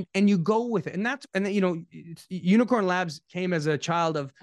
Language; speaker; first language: English; native; English